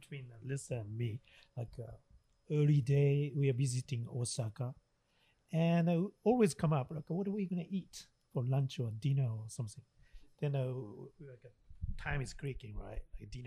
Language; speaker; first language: English; non-native, learner; Japanese